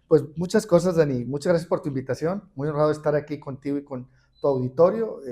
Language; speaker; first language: Spanish; native; Spanish